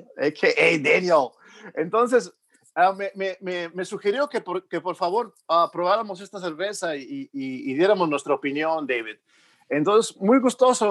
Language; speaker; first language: Spanish; early bilingual, heritage; Spanish